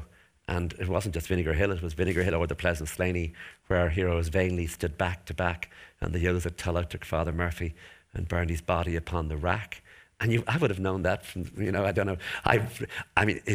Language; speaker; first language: English; native; English